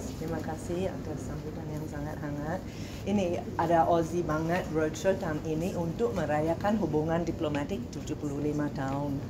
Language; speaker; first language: Indonesian; non-native, fluent; English